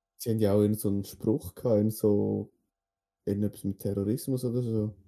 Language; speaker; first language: German; early bilingual, other home language; Dutch